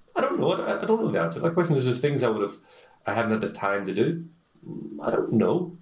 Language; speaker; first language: English; native; English